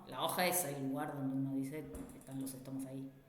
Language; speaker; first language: Spanish; native; Spanish